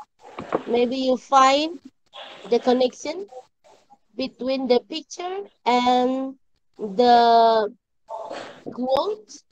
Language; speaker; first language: English; non-native, learner; Indonesian